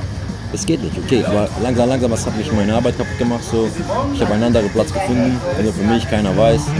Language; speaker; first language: German; non-native, learner; Greek